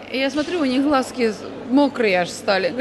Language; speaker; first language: Polish; non-native, learner; Russian